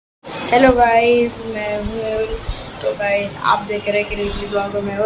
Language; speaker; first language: Hindi; native; Hindi